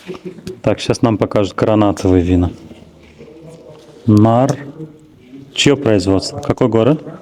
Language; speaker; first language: Russian; native; Russian